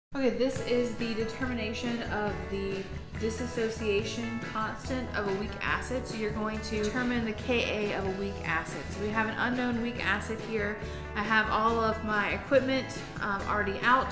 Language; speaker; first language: English; native; English